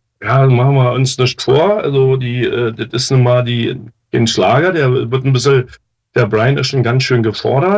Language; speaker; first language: German; native; German